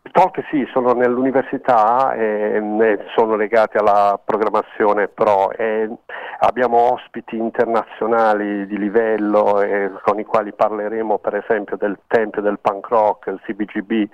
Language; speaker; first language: Italian; native; Italian